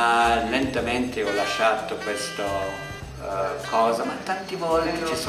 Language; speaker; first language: Italian; non-native, learner; German